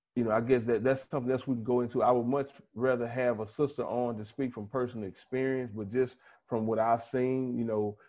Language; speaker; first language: English; native; English